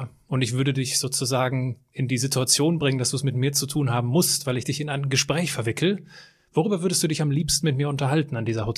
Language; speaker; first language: German; native; German